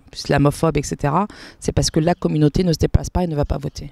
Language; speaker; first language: French; native; French